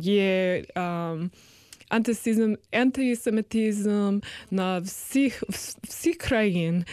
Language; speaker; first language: Ukrainian; non-native, learner; English